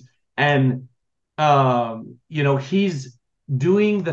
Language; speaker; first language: English; native; English